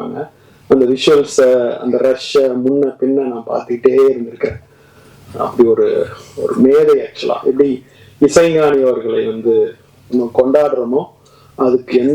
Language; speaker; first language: Tamil; native; Tamil